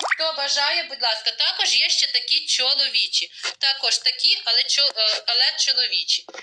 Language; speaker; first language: Ukrainian; native; Ukrainian